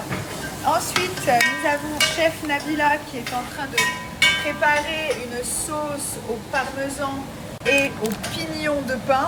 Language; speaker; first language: French; native; French